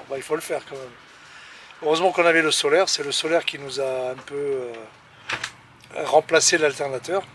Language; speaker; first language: French; native; French